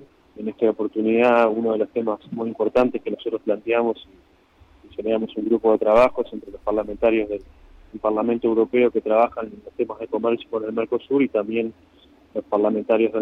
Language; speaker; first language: Spanish; native; Spanish